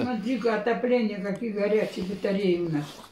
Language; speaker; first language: Russian; native; Russian